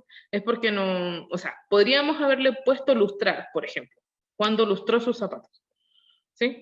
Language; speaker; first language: Spanish; non-native, learner; Korean